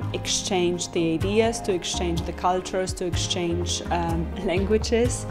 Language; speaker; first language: English; non-native, fluent; Polish